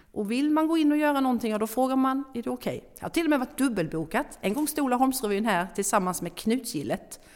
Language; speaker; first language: Swedish; native; Swedish